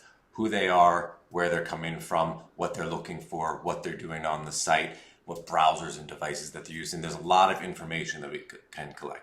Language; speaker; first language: English; native; English